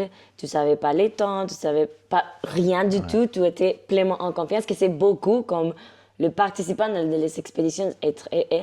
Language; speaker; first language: French; non-native, fluent; Spanish